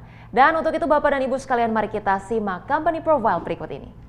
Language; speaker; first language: Indonesian; native; Indonesian